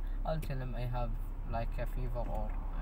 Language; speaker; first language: English; non-native, learner; Arabic